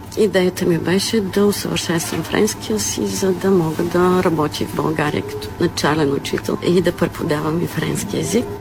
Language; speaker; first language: Bulgarian; non-native, local second language; Turkish